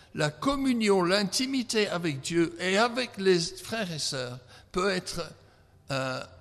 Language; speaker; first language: French; non-native, fluent; English